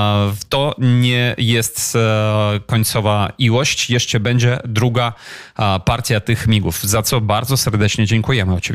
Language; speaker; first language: Polish; non-native, fluent; Ukrainian